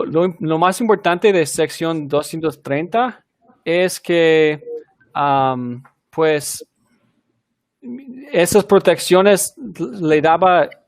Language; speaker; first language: Spanish; early bilingual, heritage; Spanish